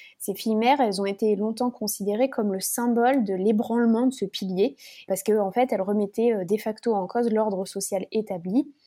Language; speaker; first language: French; native; French